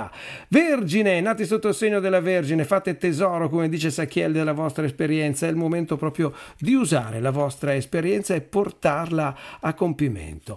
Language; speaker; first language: Italian; native; Italian